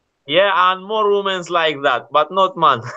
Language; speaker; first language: English; non-native, learner; Kurdish